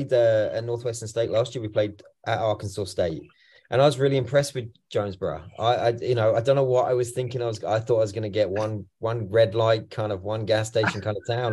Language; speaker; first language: English; native; English